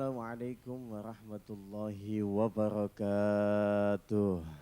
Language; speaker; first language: Indonesian; native; Indonesian